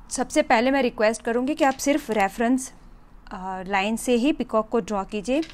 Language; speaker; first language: Hindi; non-native, local second language; Gujarati